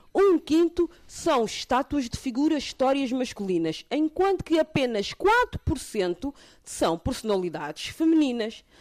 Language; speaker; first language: Portuguese; early bilingual, other home language; Kabuverdianu